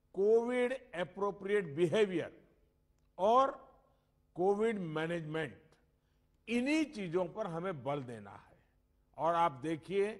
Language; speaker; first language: Hindi; non-native, local second language; Gujarati